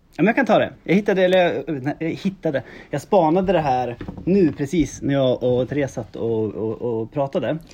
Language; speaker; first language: Swedish; native; Swedish